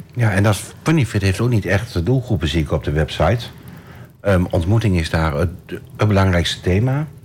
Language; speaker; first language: Dutch; native; Dutch